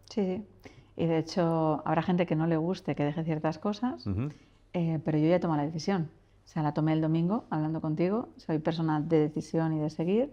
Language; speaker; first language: Spanish; native; Spanish